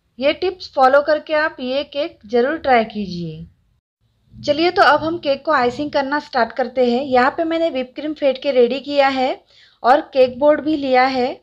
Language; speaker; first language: Hindi; non-native, local second language; Marathi